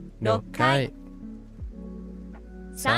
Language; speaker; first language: Chinese; non-native, learner; English